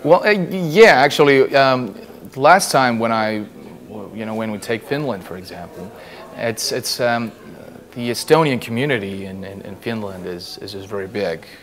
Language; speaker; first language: English; non-native, fluent; Estonian